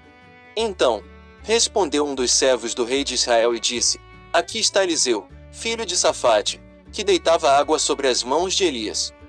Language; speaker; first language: Portuguese; native; Portuguese